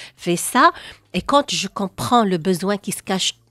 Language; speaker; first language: French; non-native, local second language; Arabic